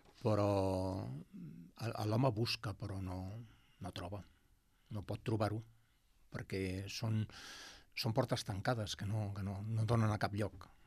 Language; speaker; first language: Catalan; non-native, local second language; Spanish